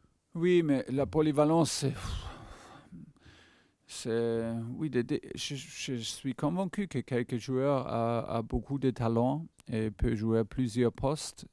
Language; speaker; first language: French; non-native, fluent; German